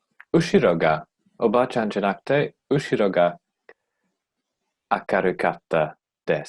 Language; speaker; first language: Japanese; non-native, learner; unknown